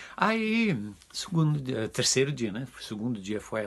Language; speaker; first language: Portuguese; non-native, fluent; Dutch